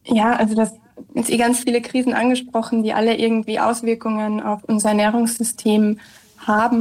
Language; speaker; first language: German; native; German